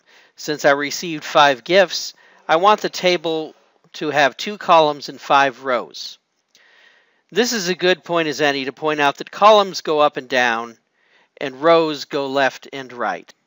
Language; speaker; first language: English; native; English